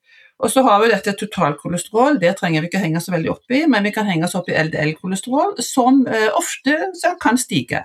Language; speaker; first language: Norwegian; native; Norwegian